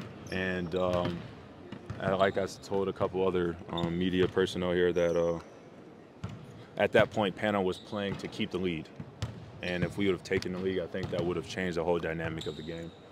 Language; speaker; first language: English; native; English